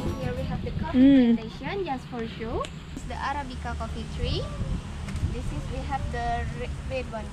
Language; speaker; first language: English; non-native, learner; Indonesian